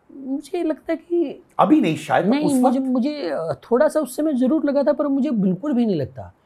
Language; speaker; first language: Hindi; native; Hindi